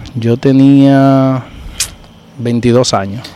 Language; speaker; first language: Spanish; native; Spanish